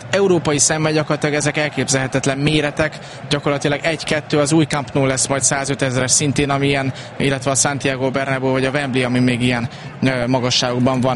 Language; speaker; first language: Hungarian; native; Hungarian